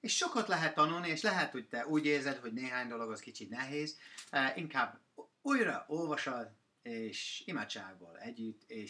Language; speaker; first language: Hungarian; non-native, learner; English